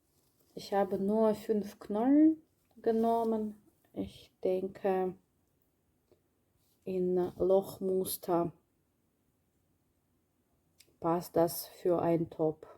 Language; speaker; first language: German; non-native, learner; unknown